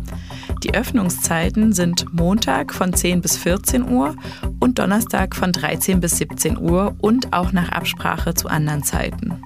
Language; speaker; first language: German; native; German